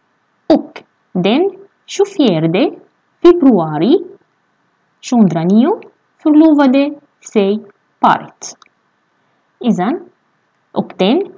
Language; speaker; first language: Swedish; non-native, fluent; Arabic